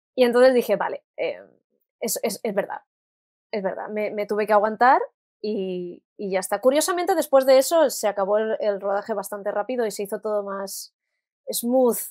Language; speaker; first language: Spanish; native; Spanish